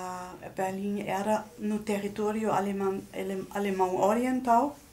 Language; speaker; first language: Portuguese; non-native, fluent; German